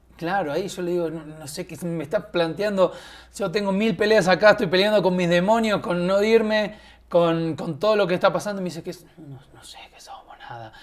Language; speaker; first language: Spanish; native; Spanish